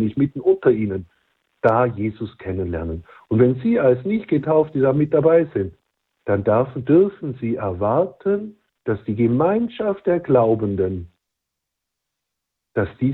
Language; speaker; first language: German; native; German